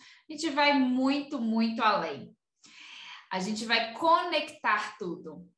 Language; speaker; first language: Portuguese; native; Portuguese